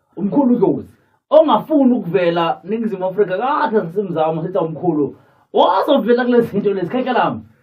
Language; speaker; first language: Zulu; native; Zulu